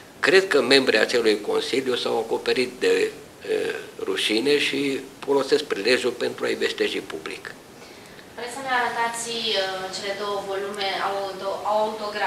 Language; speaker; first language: Romanian; native; Romanian